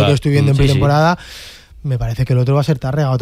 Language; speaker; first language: Spanish; native; Spanish